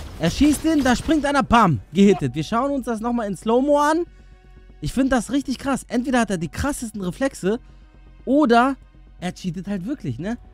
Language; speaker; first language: German; early bilingual, other home language; Albanian